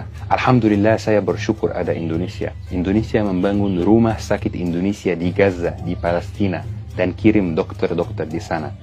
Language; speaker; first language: Indonesian; non-native, fluent; Arabic